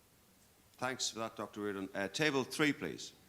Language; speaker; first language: English; native; English